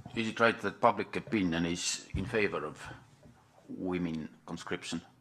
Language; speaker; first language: English; non-native, fluent; Estonian